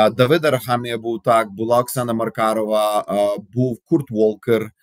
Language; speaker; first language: Ukrainian; native; Ukrainian